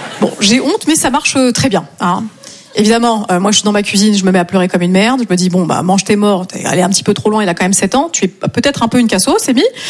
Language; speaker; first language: French; native; French